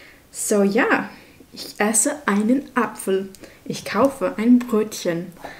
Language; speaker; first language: German; non-native, learner; English